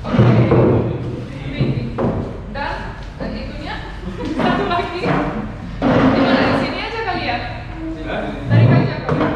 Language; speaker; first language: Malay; non-native, fluent; English